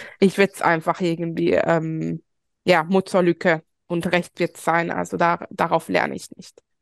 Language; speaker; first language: German; early bilingual, other home language; Spanish